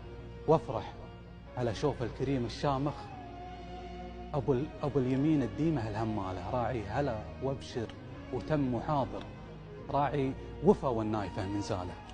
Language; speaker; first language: Arabic; native; Arabic